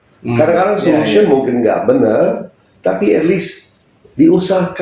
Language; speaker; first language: Indonesian; non-native, fluent; English